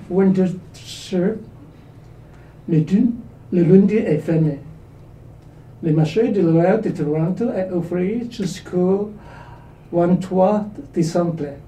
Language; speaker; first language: French; non-native, learner; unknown